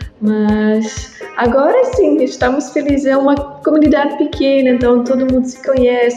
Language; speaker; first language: Portuguese; non-native, learner; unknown